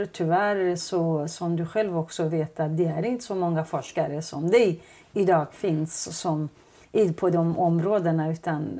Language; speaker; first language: Swedish; non-native, fluent; Kurdish